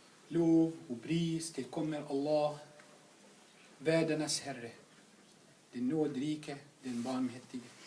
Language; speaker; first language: Swedish; non-native, fluent; Arabic